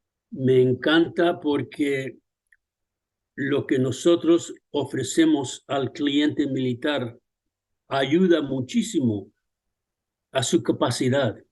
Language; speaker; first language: Spanish; early bilingual, other home language; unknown